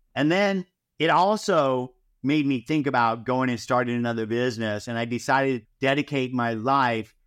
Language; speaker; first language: English; native; English